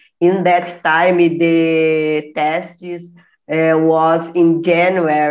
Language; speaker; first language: English; non-native, learner; Portuguese